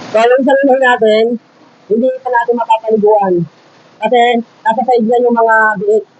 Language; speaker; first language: Filipino; native; Filipino